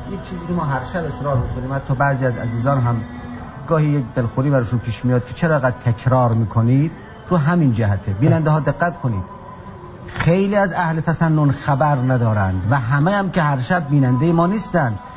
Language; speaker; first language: Persian; native; Persian